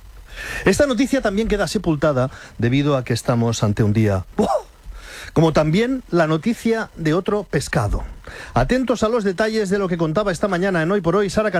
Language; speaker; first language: Spanish; native; Spanish